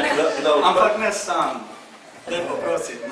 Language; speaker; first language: Slovenian; non-native, fluent; English